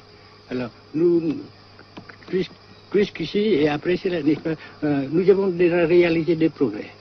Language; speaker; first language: French; non-native, fluent; Vietnamese